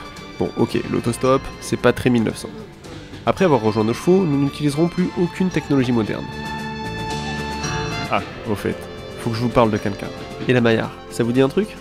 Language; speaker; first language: French; native; French